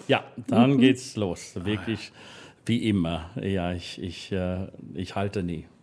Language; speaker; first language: German; non-native, fluent; English